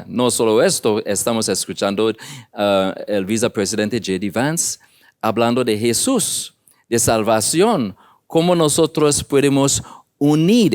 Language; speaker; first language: Spanish; non-native, learner; English